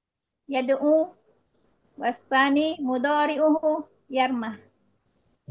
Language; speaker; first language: Arabic; non-native, learner; Indonesian